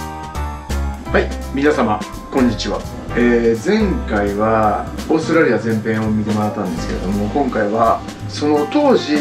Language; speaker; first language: Japanese; native; Japanese